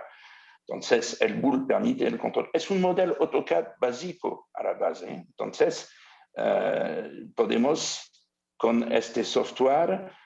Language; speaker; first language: Spanish; non-native, learner; French